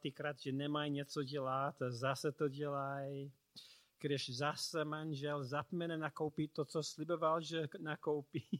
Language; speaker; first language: Czech; non-native, learner; English